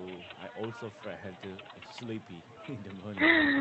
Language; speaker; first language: English; non-native, learner; Korean